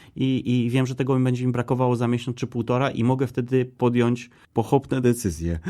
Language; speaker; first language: Polish; native; Polish